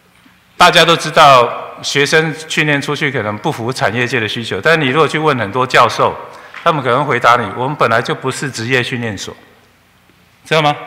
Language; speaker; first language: Chinese; native; Chinese